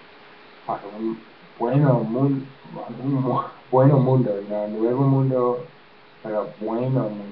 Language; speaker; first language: Spanish; non-native, learner; English